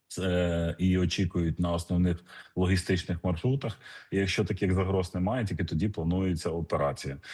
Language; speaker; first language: Ukrainian; native; Ukrainian